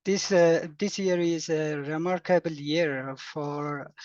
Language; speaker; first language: English; non-native, learner; Mongolian